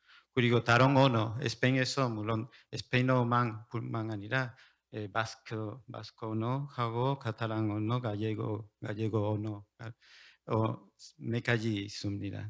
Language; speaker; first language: Korean; non-native, learner; Spanish